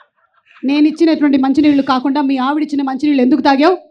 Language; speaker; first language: Telugu; native; Telugu